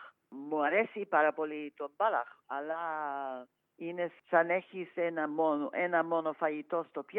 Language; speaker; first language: Greek; non-native, fluent; English